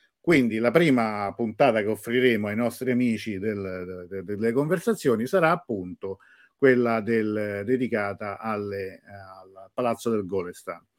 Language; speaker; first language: Italian; native; Italian